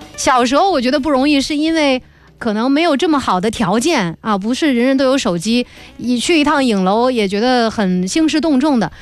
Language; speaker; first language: Chinese; native; Chinese